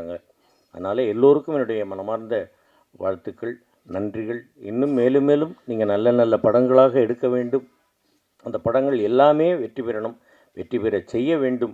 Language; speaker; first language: Tamil; native; Tamil